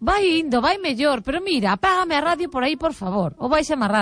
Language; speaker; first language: Spanish; non-native, local second language; Galician